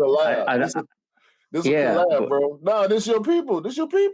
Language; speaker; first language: English; native; English